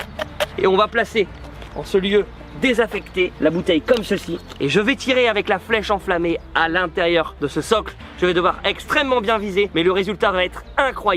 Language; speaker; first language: French; native; French